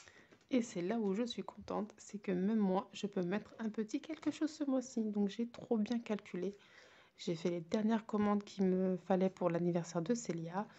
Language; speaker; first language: French; native; French